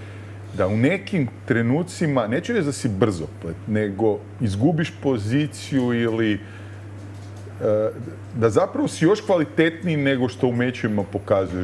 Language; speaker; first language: Croatian; native; Croatian